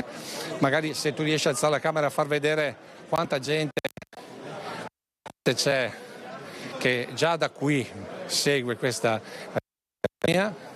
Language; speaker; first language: Italian; native; Italian